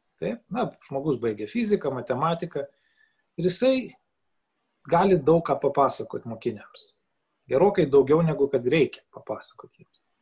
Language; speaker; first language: Lithuanian; native; Lithuanian